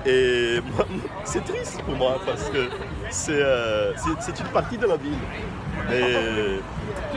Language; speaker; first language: French; non-native, fluent; Portuguese